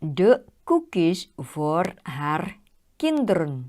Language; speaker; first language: Dutch; non-native, learner; Thai